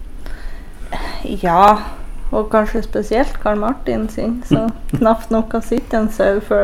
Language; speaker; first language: Norwegian; native; Norwegian